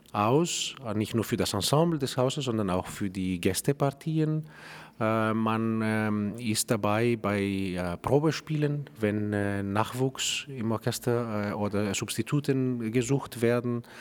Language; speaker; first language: German; non-native, fluent; Greek